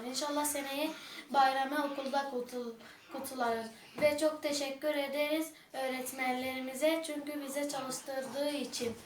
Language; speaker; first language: Turkish; early bilingual, other home language; Arabic